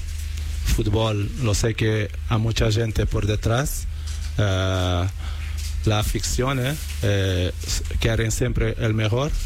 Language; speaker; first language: Spanish; non-native, learner; Portuguese